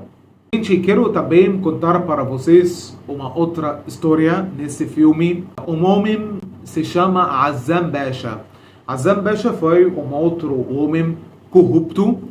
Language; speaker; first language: Portuguese; non-native, fluent; Arabic